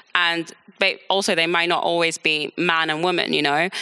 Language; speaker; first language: English; native; English